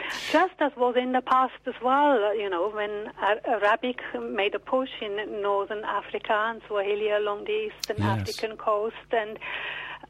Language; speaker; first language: English; non-native, fluent; German